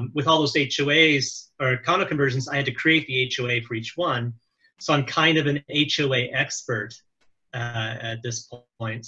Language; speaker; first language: English; native; English